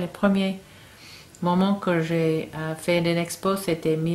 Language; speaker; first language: French; non-native, learner; English